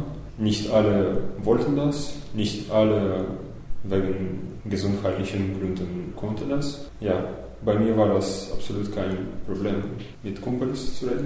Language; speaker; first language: German; early bilingual, other home language; Russian